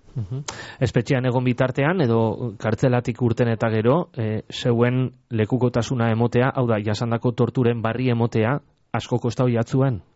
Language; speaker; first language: Basque; native; Basque